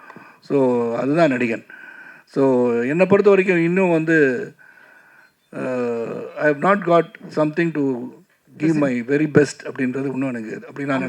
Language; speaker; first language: Tamil; native; Tamil